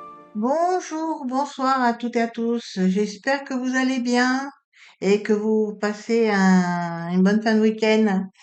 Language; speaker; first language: French; native; French